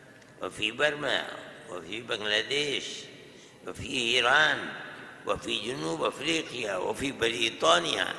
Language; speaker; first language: Arabic; non-native, fluent; Urdu